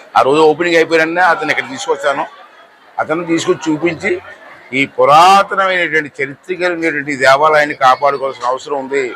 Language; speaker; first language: Telugu; native; Telugu